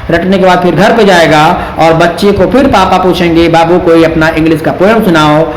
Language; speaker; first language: Hindi; native; Hindi